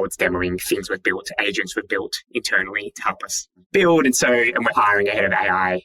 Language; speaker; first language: English; native; English